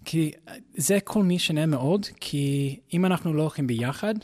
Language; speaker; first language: Hebrew; non-native, learner; English